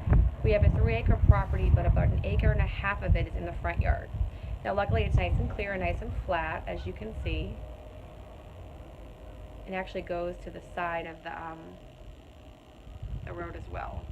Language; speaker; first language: English; native; English